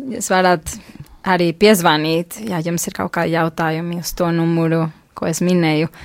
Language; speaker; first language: Latvian; non-native, fluent; Spanish